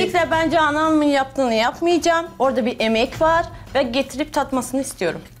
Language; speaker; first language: Turkish; native; Turkish